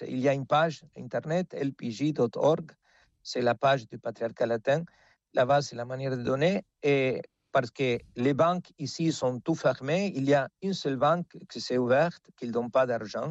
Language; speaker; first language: French; non-native, fluent; Spanish